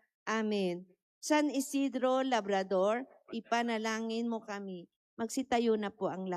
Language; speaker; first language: Filipino; native; Filipino